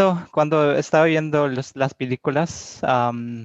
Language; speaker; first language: Spanish; non-native, learner; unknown